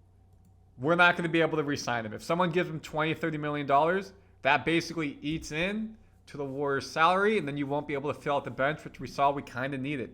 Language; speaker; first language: English; native; English